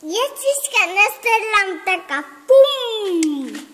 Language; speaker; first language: Bulgarian; early bilingual, heritage; Bulgarian